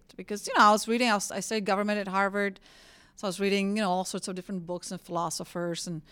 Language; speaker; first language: English; non-native, fluent; Czech